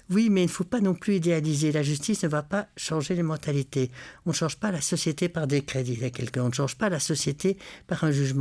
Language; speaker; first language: French; native; French